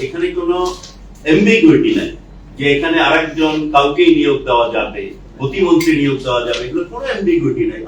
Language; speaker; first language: Bangla; non-native, local second language; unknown